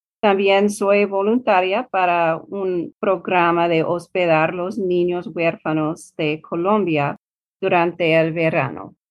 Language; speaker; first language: Spanish; non-native, learner; English